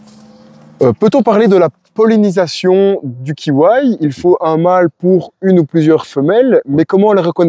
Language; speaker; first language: French; native; French